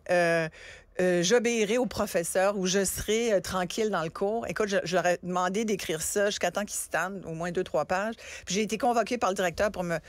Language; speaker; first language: French; early bilingual, other home language; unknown